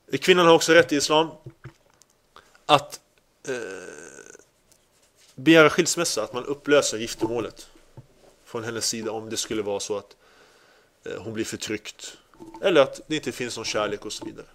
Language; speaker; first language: Swedish; early bilingual, other home language; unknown